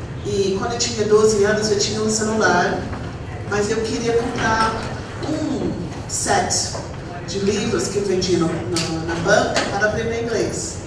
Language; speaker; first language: Portuguese; non-native, fluent; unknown